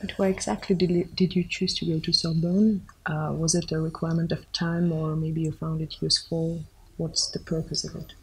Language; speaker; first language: English; non-native, fluent; Armenian